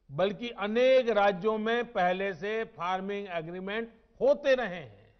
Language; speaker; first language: Hindi; non-native, local second language; Gujarati